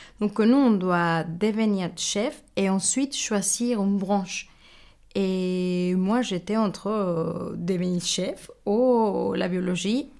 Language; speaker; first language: French; non-native, fluent; Spanish